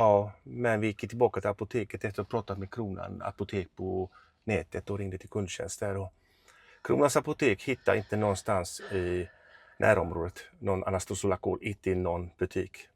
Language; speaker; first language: Swedish; native; Swedish